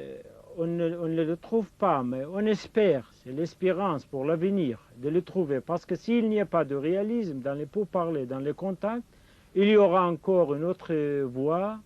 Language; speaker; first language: French; non-native, fluent; Kurdish